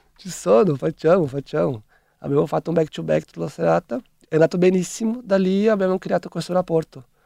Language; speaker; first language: Italian; non-native, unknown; Portuguese